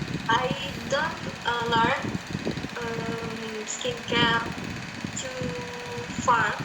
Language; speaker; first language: English; non-native, learner; Indonesian